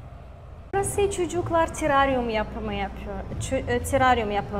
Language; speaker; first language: Turkish; non-native, learner; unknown